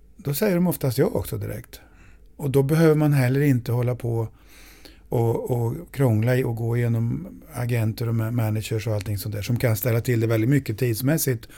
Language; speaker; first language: Swedish; native; Swedish